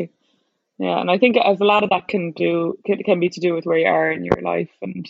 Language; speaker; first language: English; native; English